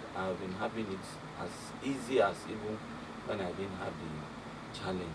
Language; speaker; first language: English; non-native, local second language; Yoruba